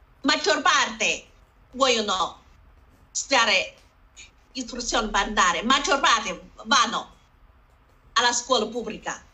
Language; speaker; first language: Italian; non-native, learner; Chinese